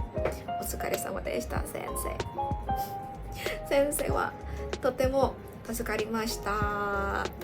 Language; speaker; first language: Japanese; non-native, learner; Malay